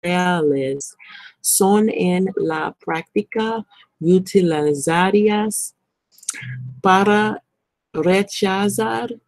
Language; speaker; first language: Spanish; non-native, learner; English